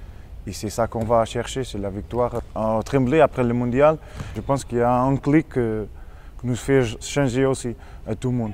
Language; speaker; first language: French; non-native, learner; Portuguese